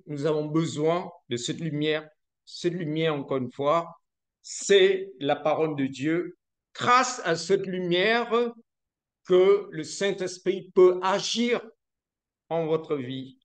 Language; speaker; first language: French; non-native, fluent; Vietnamese